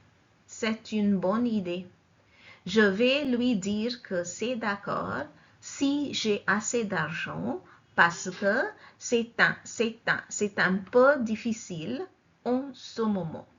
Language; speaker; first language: French; non-native, fluent; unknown